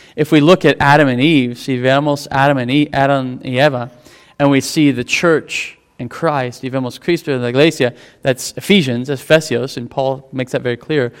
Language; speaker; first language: English; native; English